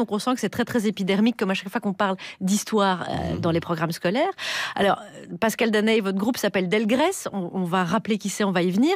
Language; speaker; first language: French; native; French